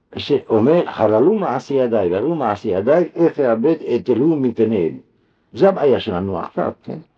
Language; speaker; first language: Hebrew; non-native, fluent; French